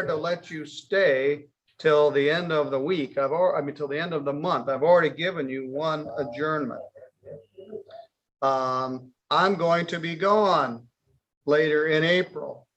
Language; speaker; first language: English; native; English